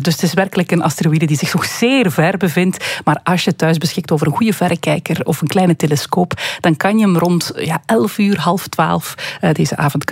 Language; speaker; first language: Dutch; native; Dutch